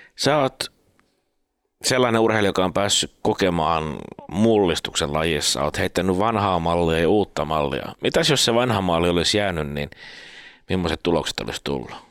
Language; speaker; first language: Finnish; native; Finnish